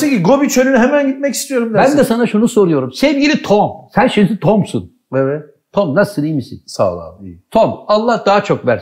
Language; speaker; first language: Turkish; native; Turkish